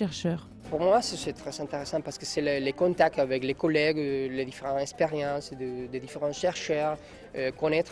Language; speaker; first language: French; non-native, learner; Spanish